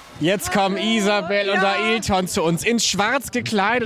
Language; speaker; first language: German; native; German